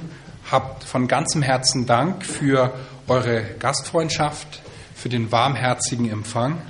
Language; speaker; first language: German; native; German